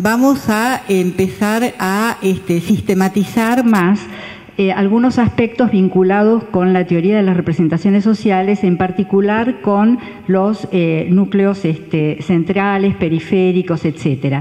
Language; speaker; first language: Spanish; native; Spanish